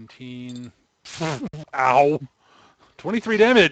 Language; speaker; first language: English; native; English